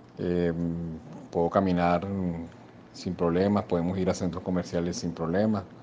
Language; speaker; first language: Spanish; native; Spanish